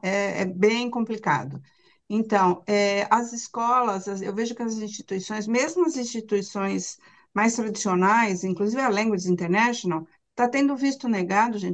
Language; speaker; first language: Portuguese; native; Portuguese